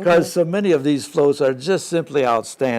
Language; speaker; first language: English; native; English